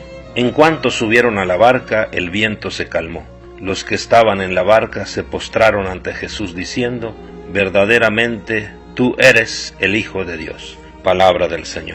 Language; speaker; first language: Spanish; native; Spanish